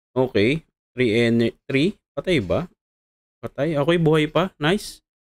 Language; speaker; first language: Filipino; native; Filipino